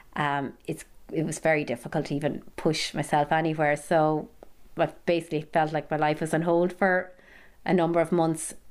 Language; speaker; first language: English; native; English